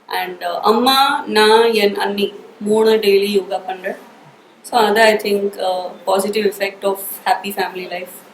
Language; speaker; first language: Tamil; non-native, local second language; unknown